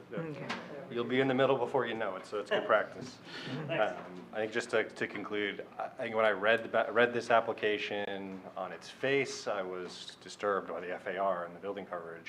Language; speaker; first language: English; native; English